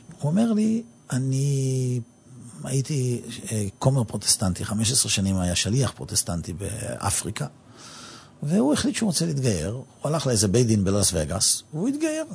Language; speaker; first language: Hebrew; native; Hebrew